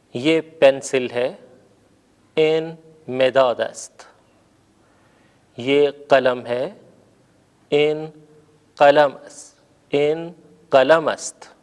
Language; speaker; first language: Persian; non-native, fluent; Urdu